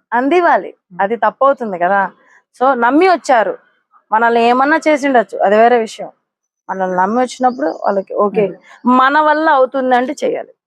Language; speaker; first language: Telugu; native; Telugu